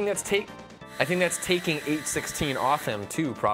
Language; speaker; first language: English; native; English